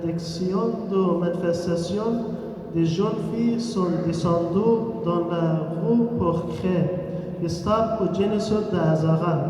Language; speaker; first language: French; non-native, learner; Persian